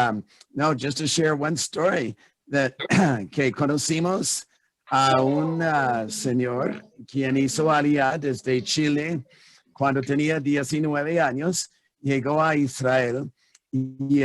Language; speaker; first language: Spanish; non-native, fluent; English